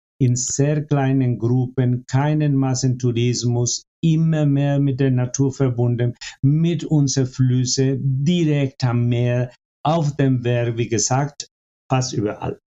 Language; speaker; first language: German; non-native, fluent; Spanish